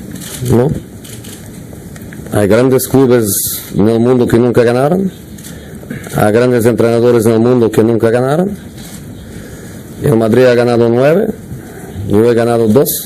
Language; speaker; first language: Spanish; non-native, fluent; Portuguese